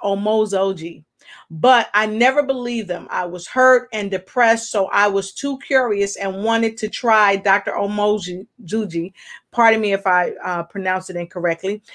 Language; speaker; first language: English; native; English